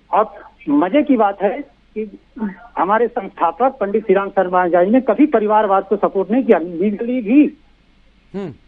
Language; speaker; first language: Hindi; native; Hindi